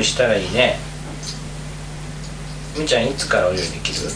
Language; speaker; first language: Japanese; native; Japanese